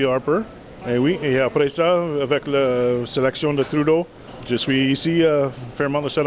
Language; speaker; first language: French; non-native, fluent; English